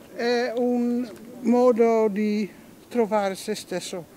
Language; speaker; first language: Italian; non-native, learner; Dutch